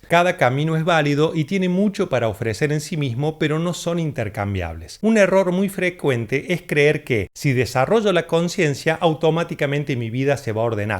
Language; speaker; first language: Spanish; native; Spanish